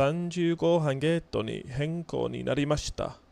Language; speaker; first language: Japanese; non-native, learner; English